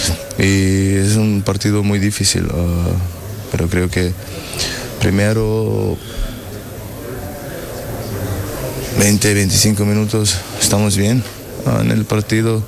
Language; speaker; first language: Spanish; non-native, learner; German